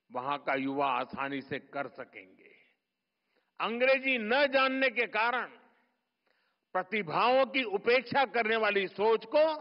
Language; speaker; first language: Hindi; non-native, local second language; Gujarati